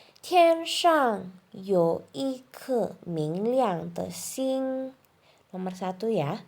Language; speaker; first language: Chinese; non-native, fluent; Indonesian